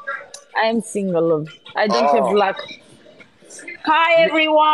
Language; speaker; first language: English; non-native, learner; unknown